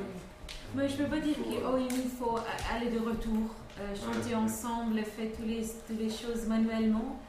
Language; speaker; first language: French; non-native, fluent; English